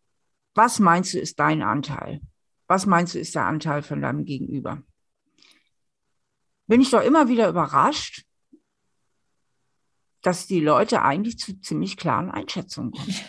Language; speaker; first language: German; native; German